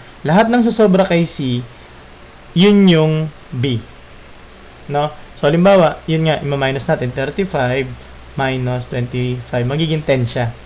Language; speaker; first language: Filipino; native; Filipino